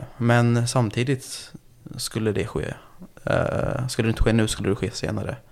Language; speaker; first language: Swedish; early bilingual, other home language; Turkish